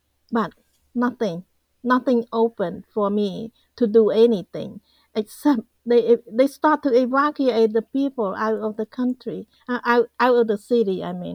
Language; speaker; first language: English; non-native, fluent; Khmer